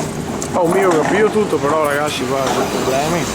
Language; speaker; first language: Italian; native; Italian